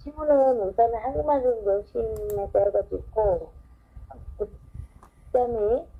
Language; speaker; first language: Korean; non-native, learner; Vietnamese